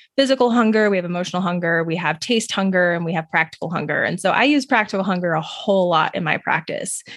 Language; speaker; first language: English; native; English